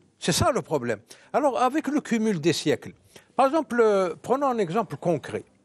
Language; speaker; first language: French; non-native, local second language; Arabic